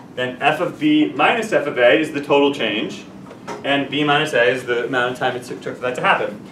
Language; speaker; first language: English; native; English